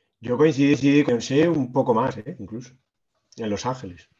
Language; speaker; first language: Spanish; native; Spanish